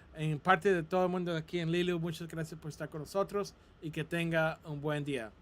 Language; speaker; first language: Spanish; non-native, fluent; English